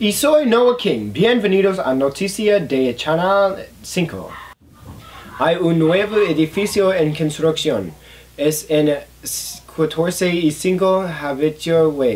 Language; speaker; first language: Spanish; non-native, learner; English